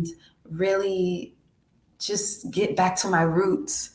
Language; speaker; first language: English; native; English